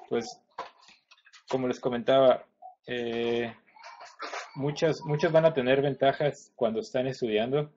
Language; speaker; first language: Spanish; native; Spanish